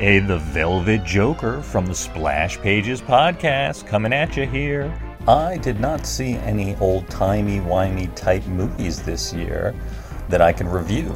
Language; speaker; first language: English; native; English